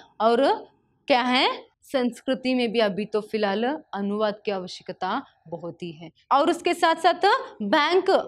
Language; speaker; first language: Hindi; non-native, local second language; Kannada